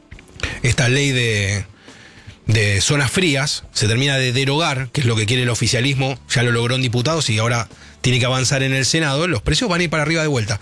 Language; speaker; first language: Spanish; native; Spanish